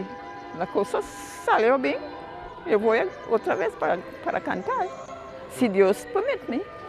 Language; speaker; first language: Spanish; non-native, learner; English